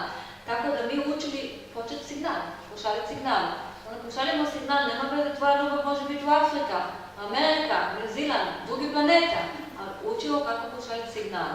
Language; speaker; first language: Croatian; non-native, learner; Hebrew